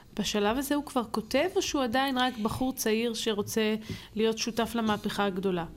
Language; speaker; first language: Hebrew; native; Hebrew